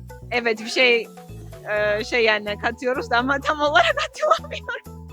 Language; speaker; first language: Turkish; non-native, fluent; Georgian